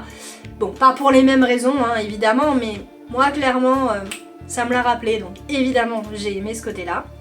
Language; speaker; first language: French; native; French